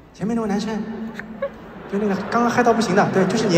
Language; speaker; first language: Chinese; native; Chinese